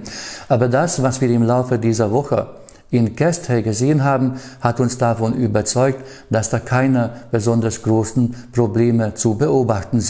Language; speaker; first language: German; native; German